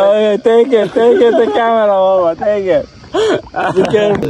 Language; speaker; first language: English; non-native, learner; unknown